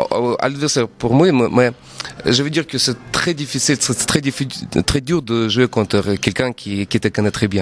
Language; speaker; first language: French; non-native, fluent; Russian